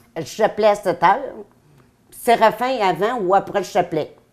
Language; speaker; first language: French; native; French